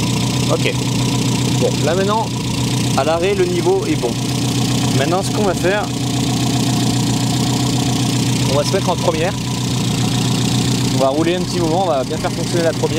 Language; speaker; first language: French; native; French